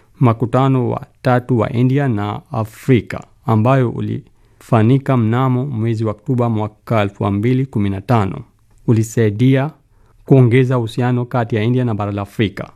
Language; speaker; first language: Swahili; non-native, fluent; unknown